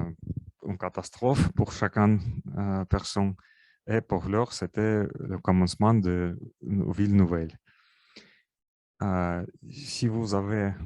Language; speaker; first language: French; non-native, learner; Russian